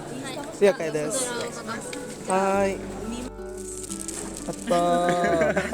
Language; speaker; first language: Japanese; non-native, learner; Filipino